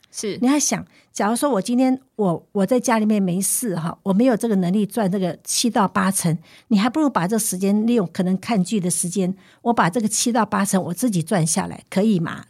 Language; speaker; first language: Chinese; native; Chinese